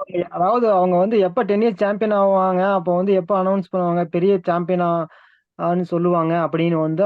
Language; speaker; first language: Tamil; native; Tamil